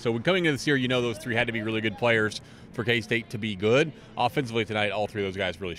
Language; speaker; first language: English; native; English